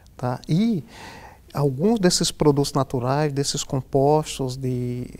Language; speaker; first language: Portuguese; native; Portuguese